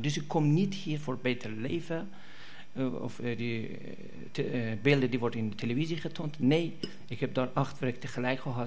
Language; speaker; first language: Dutch; non-native, fluent; Persian